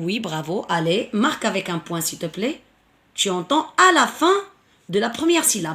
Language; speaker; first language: French; non-native, local second language; Arabic